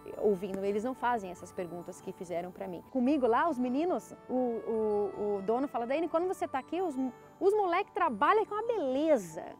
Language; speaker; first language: Portuguese; native; Portuguese